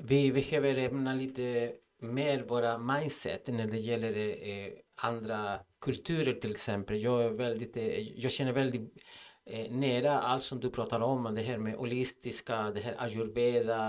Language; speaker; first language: Swedish; non-native, fluent; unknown